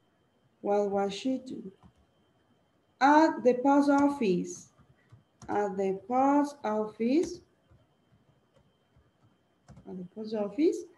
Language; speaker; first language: English; non-native, learner; Spanish